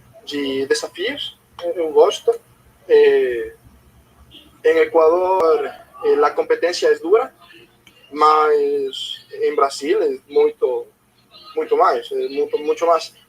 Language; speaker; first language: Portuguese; non-native, learner; Spanish